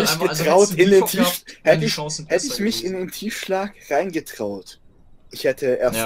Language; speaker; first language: German; native; German